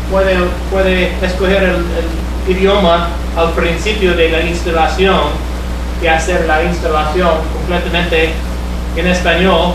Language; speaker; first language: Spanish; non-native, fluent; English